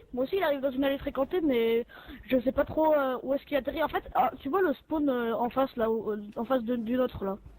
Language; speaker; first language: French; native; French